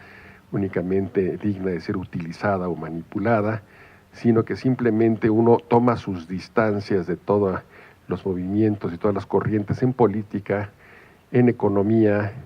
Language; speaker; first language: Spanish; native; Spanish